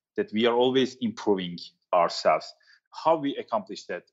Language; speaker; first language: English; non-native, fluent; Turkish